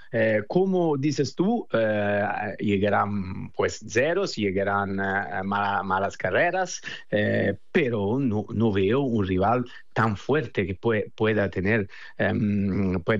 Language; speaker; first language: Spanish; non-native, fluent; Italian